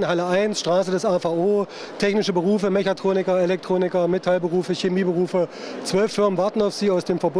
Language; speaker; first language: German; native; German